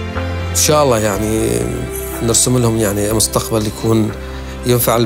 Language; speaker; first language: Arabic; native; Arabic